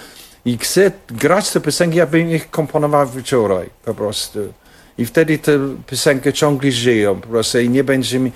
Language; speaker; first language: Polish; non-native, fluent; English